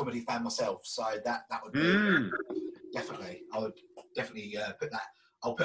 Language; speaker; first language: English; native; English